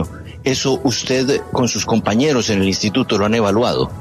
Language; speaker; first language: Spanish; native; Spanish